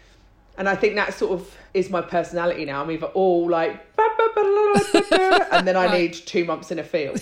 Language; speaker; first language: English; native; English